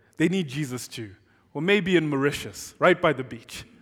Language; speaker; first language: English; non-native, local second language; Shona